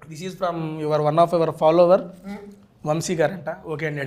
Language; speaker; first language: Telugu; native; Telugu